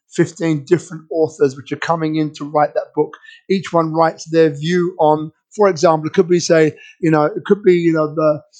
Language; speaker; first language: English; native; English